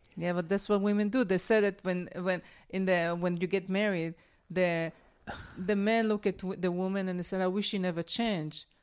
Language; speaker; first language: English; non-native, fluent; Hebrew